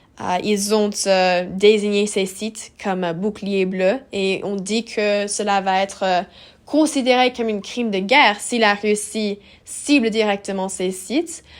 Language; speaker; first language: French; non-native, learner; English